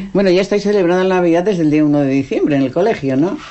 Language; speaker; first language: Spanish; native; Spanish